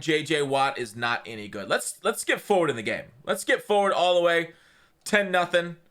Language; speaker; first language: English; native; English